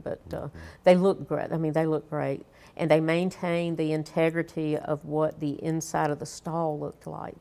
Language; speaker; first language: English; native; English